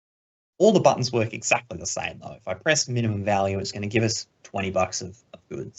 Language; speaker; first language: English; native; English